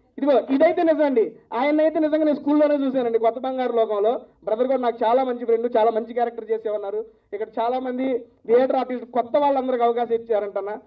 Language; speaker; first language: Telugu; native; Telugu